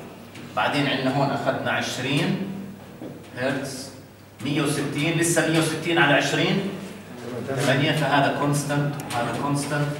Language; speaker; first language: Arabic; native; Arabic